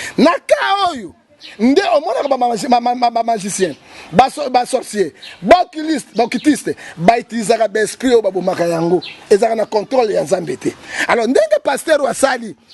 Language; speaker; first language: Lingala; native; Lingala